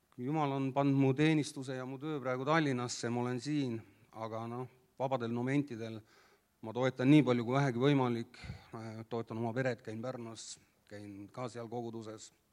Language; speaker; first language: Estonian; native; Estonian